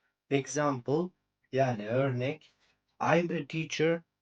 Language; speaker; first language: English; non-native, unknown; Turkish